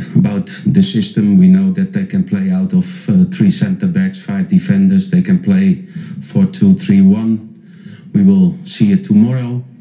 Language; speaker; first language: English; non-native, fluent; Dutch